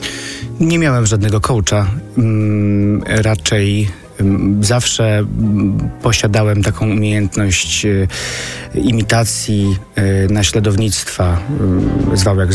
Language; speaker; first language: Polish; native; Polish